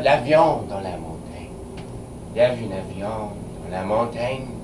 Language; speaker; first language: French; non-native, learner; English